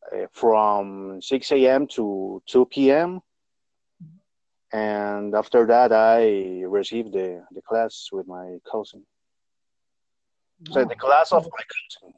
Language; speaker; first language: English; non-native, learner; Spanish